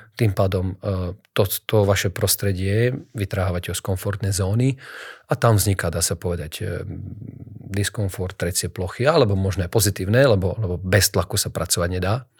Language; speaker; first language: Slovak; native; Slovak